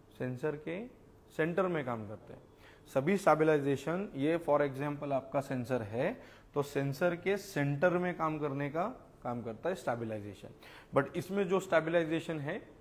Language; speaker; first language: Hindi; non-native, local second language; Marathi